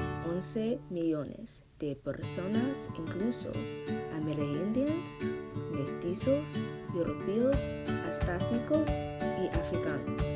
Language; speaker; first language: Spanish; non-native, learner; English